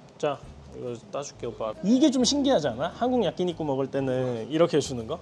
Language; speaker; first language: Korean; native; Korean